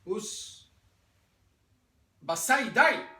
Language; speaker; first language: English; non-native, learner; French